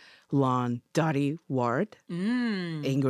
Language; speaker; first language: English; non-native, learner; Japanese